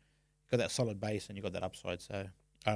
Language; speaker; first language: English; native; English